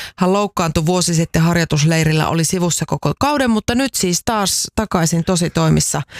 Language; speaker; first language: Finnish; native; Finnish